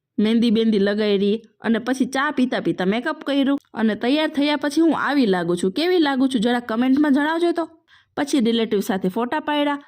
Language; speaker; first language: Gujarati; non-native, local second language; Sindhi